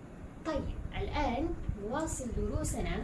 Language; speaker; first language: Arabic; non-native, learner; Malay